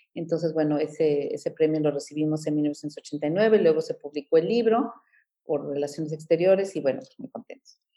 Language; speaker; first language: Spanish; early bilingual, heritage; Spanish